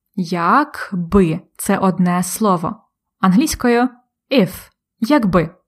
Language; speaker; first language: Ukrainian; native; Ukrainian